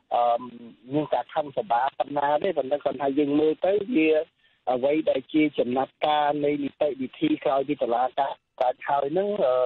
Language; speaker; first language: Khmer; native; Khmer